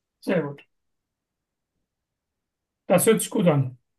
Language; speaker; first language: German; non-native, fluent; Turkish